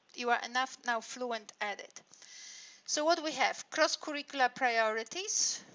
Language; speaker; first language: English; non-native, fluent; Polish